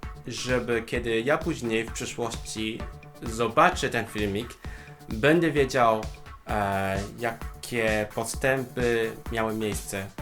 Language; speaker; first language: Polish; non-native, fluent; Cantonese